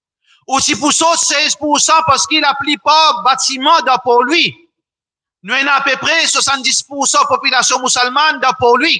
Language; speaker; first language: French; non-native, local second language; Morisyen